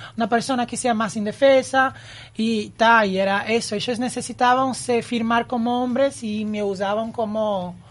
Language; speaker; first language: Spanish; non-native, learner; Portuguese